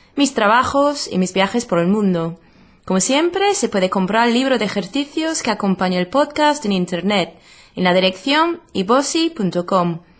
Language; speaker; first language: Spanish; non-native, fluent; English